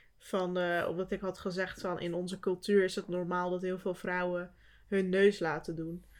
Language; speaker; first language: Dutch; early bilingual, other home language; Turkish